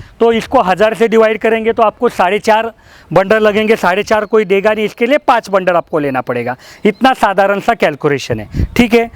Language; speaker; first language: Hindi; non-native, local second language; Marathi